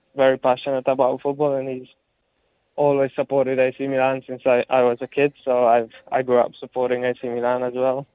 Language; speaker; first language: English; early bilingual, heritage; English